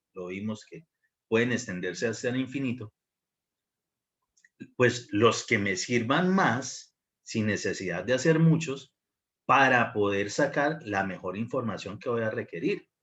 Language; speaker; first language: Spanish; native; Spanish